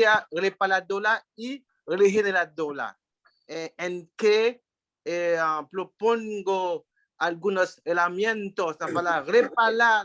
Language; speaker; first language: Spanish; non-native, fluent; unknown